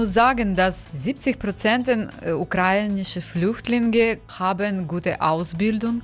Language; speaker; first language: German; non-native, learner; Ukrainian